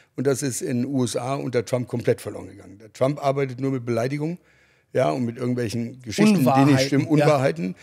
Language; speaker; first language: German; early bilingual, other home language; English